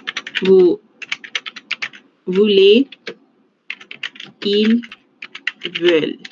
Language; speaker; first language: French; non-native, fluent; Spanish